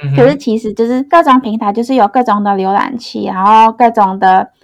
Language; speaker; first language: Chinese; non-native, fluent; Indonesian